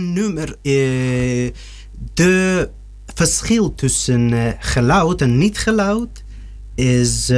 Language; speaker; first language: Dutch; non-native, learner; Russian